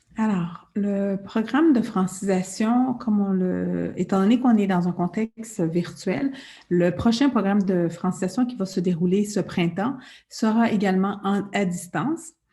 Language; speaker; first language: French; native; French